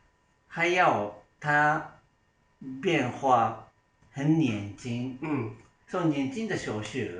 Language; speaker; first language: Chinese; non-native, learner; Japanese